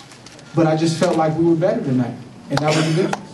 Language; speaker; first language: English; native; English